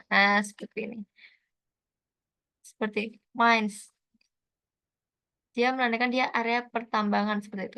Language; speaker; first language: Indonesian; native; Indonesian